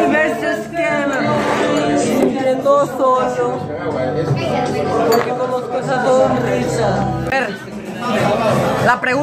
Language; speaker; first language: Spanish; native; Spanish